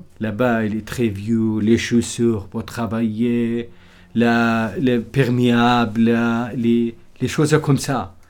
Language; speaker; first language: French; non-native, learner; Kurdish